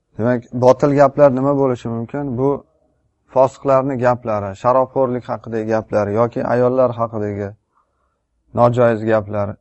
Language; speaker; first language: Uzbek; native; Uzbek